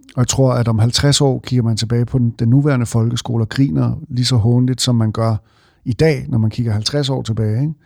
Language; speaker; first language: Danish; native; Danish